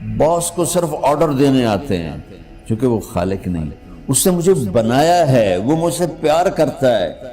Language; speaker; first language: Urdu; non-native, local second language; Punjabi